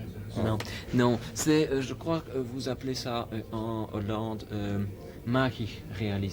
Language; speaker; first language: French; native; French